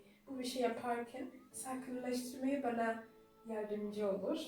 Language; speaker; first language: Turkish; non-native, fluent; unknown